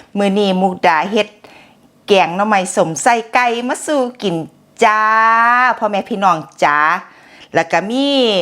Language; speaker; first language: Thai; native; Thai